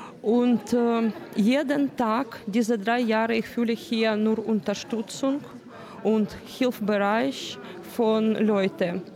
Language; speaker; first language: German; non-native, learner; Ukrainian